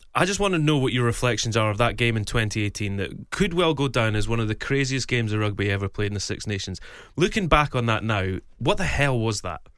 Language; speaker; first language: English; native; English